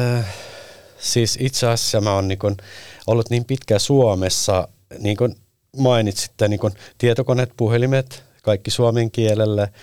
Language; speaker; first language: Finnish; non-native, fluent; Turkish